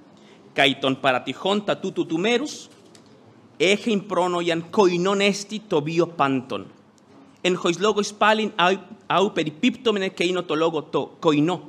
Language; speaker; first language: Greek; non-native, fluent; Spanish